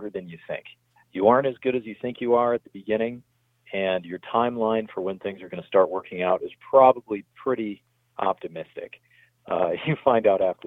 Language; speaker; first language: English; native; English